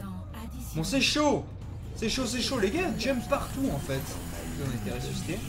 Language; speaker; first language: French; native; French